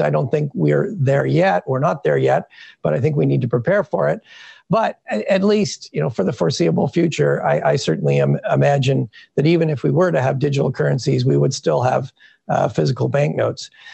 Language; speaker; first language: English; native; English